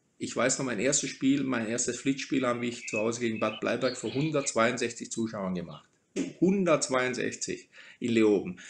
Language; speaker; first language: German; early bilingual, other home language; Croatian